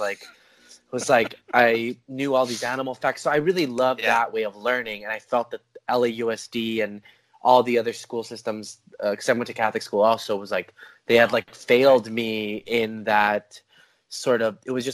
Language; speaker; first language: English; native; English